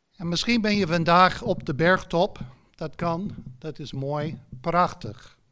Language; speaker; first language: Dutch; non-native, fluent; English